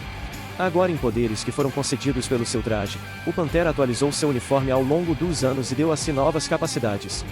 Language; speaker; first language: Portuguese; native; Portuguese